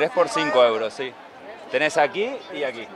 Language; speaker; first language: Spanish; native; Spanish